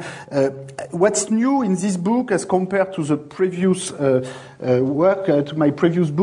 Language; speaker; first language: English; non-native, fluent; French